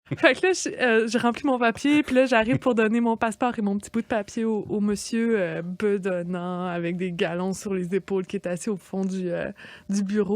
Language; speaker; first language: French; native; French